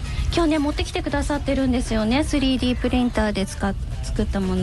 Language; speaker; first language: Japanese; native; Japanese